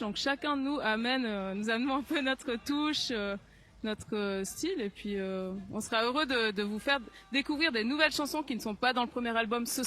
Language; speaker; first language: French; native; French